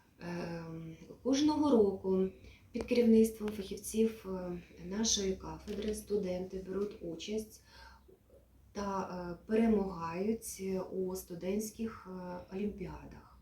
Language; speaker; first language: Ukrainian; native; Ukrainian